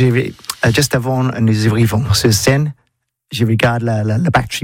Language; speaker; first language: French; non-native, learner; English